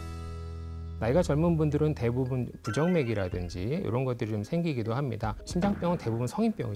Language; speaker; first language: Korean; native; Korean